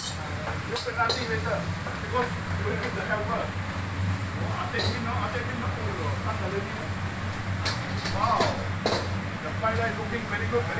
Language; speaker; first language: English; non-native, learner; Burmese